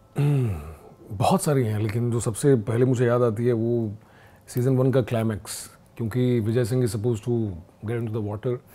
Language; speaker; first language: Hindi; native; Hindi